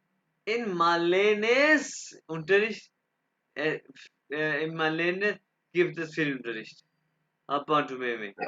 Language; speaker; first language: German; non-native, learner; Urdu